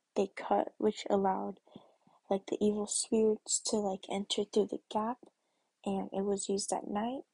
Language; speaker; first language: English; native; English